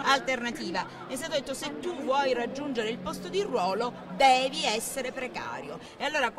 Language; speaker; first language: Italian; native; Italian